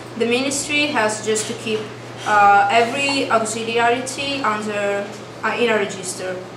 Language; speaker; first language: English; non-native, fluent; Italian